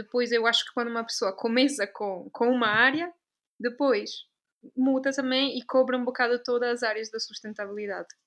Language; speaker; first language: Portuguese; non-native, fluent; Italian